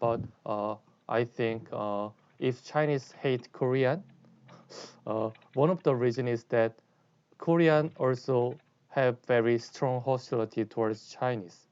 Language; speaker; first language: English; non-native, learner; Korean